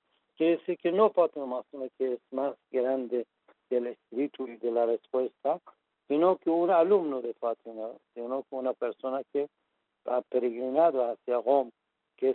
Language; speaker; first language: Spanish; non-native, fluent; Persian